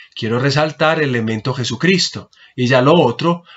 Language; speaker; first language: Spanish; native; Spanish